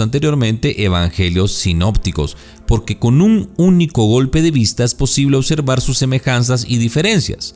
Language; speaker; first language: Spanish; native; Spanish